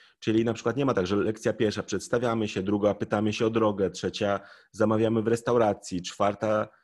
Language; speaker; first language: Polish; native; Polish